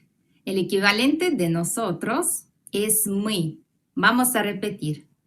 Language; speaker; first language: Spanish; non-native, fluent; Russian